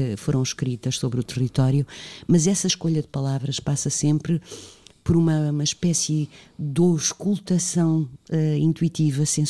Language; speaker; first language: Portuguese; native; Portuguese